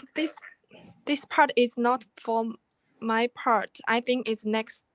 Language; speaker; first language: English; non-native, learner; Chinese